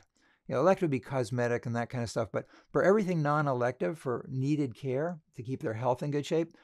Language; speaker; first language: English; native; English